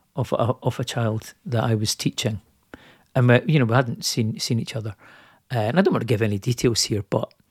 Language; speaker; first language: English; native; English